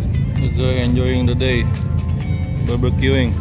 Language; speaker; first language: English; non-native, learner; Indonesian